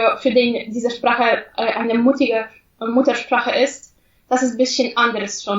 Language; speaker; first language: German; non-native, fluent; Polish